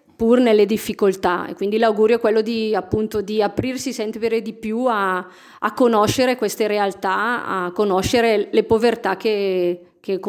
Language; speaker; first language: Italian; native; Italian